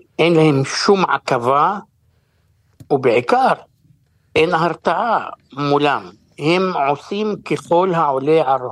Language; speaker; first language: Hebrew; non-native, local second language; Arabic